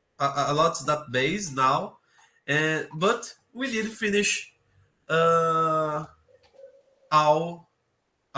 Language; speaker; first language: English; non-native, learner; Portuguese